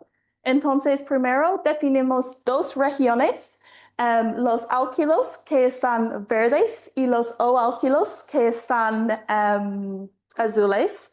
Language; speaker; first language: Spanish; non-native, fluent; English